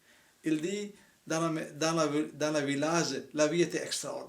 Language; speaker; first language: French; non-native, fluent; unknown